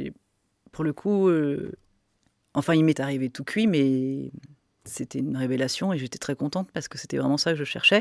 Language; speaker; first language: French; native; French